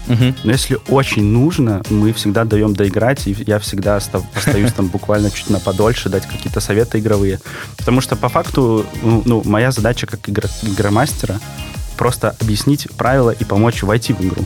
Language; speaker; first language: Russian; native; Russian